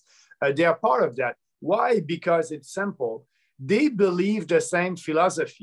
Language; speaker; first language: English; non-native, local second language; French